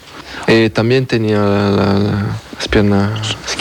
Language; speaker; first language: Spanish; non-native, learner; French